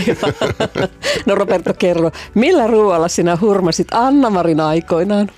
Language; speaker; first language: Finnish; native; Finnish